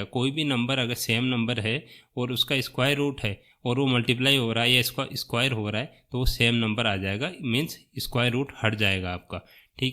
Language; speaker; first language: Hindi; native; Hindi